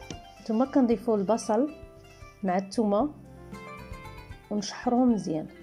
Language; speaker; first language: Arabic; native; Arabic